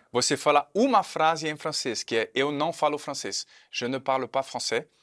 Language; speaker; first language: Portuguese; non-native, fluent; French